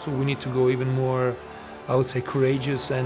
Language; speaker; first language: English; non-native, fluent; Italian